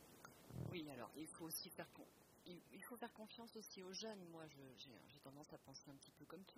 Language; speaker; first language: French; native; French